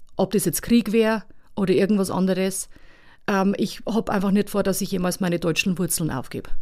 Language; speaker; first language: German; native; German